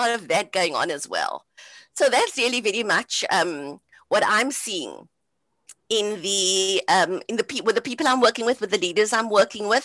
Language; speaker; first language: English; native; English